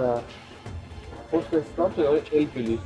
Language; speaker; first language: Russian; non-native, fluent; Azerbaijani